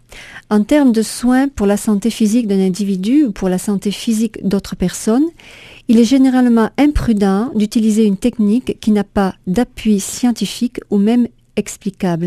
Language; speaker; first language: French; native; French